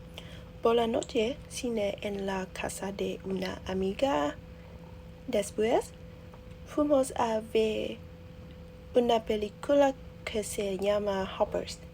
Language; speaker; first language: Spanish; non-native, learner; Vietnamese